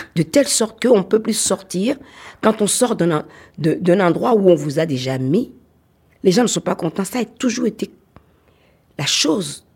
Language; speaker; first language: French; non-native, local second language; Fon